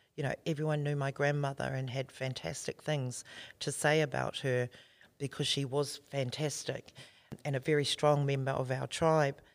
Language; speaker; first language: English; native; English